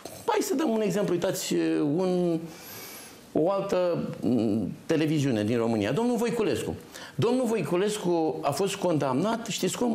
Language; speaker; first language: Romanian; native; Romanian